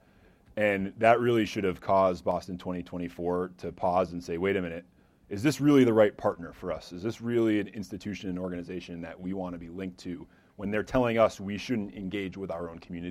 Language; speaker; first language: English; native; English